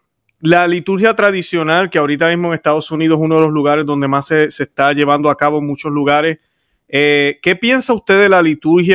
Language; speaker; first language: Spanish; native; Spanish